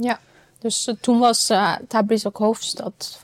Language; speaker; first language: Dutch; non-native, fluent; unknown